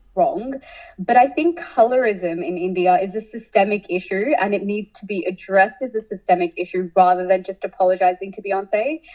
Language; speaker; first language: English; early bilingual, other home language; Hindi